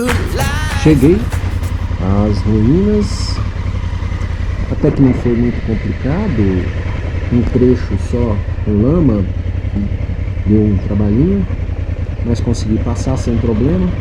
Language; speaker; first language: Portuguese; native; Portuguese